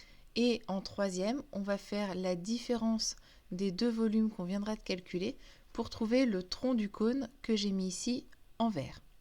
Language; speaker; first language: French; native; French